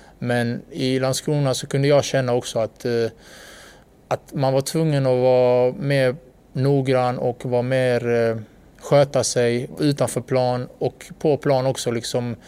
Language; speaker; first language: Swedish; early bilingual, other home language; Bosnian